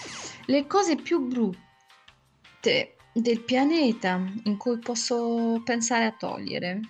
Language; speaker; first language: Italian; non-native, fluent; Arabic